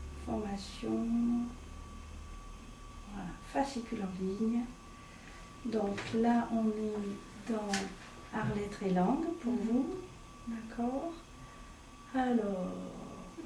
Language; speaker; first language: French; native; French